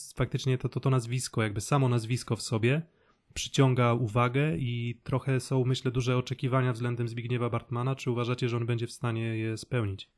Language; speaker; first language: Polish; native; Polish